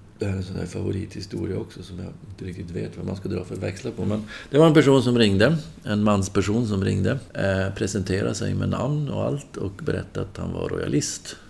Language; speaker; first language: Swedish; native; Swedish